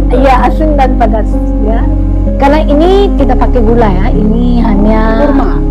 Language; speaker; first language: Indonesian; non-native, learner; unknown